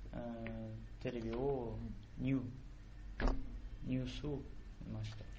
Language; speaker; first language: Japanese; non-native, learner; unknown